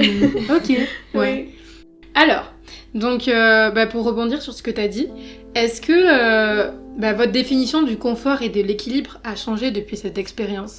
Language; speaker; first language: French; native; French